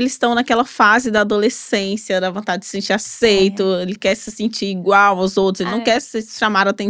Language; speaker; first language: Portuguese; native; Portuguese